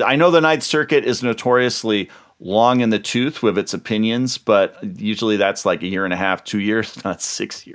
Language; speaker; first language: English; native; English